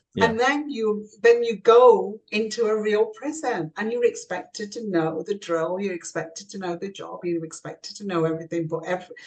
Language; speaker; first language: English; native; English